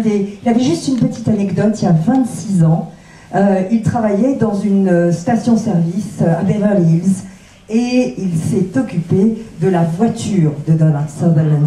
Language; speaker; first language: French; native; French